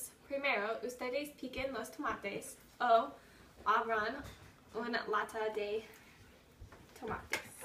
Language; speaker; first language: Spanish; non-native, learner; English